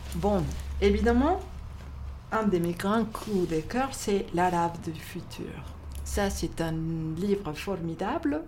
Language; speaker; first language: French; non-native, fluent; Spanish